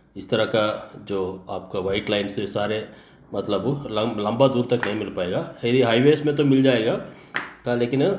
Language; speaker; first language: Hindi; non-native, local second language; Telugu